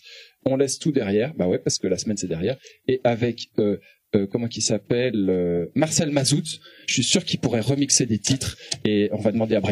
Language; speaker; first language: French; native; French